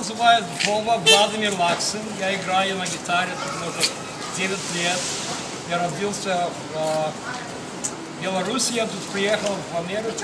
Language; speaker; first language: Russian; early bilingual, heritage; Russian